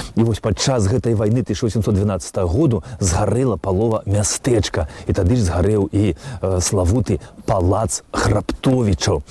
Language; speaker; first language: Belarusian; native; Belarusian